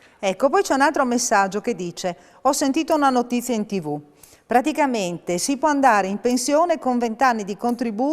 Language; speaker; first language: Italian; native; Italian